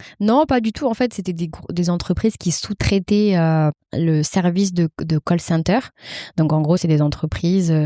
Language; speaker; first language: French; early bilingual, other home language; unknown